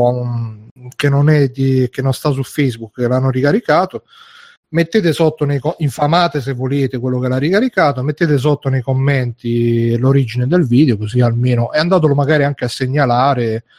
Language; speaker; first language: Italian; native; Italian